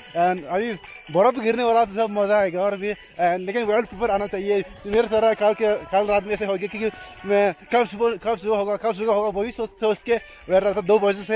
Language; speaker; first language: Hindi; non-native, local second language; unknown